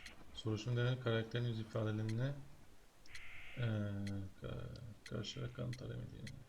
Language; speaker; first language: Turkish; native; Turkish